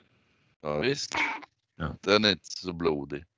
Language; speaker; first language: Swedish; native; Swedish